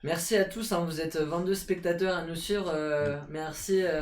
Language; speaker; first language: French; native; French